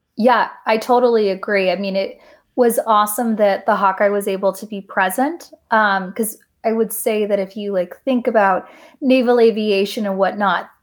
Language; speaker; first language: English; native; English